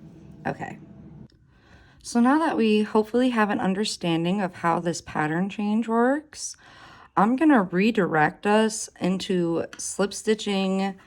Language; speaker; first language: English; native; English